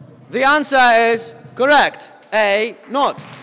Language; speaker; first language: English; non-native, fluent; Central Kurdish